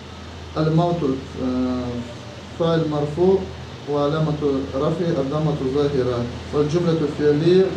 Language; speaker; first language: Arabic; non-native, learner; Chechen